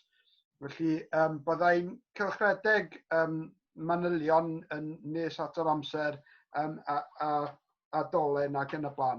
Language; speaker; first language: Welsh; native; Welsh